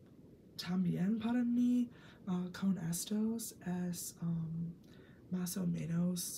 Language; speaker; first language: Spanish; non-native, learner; English